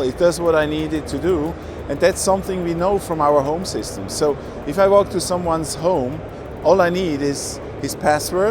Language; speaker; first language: English; non-native, fluent; German